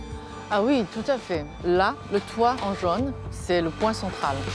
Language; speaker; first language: French; non-native, fluent; Chinese